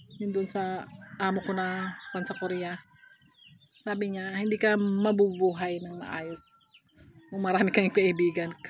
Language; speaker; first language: Filipino; non-native, local second language; Hiligaynon